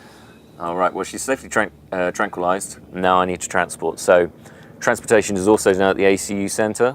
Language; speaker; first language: English; native; English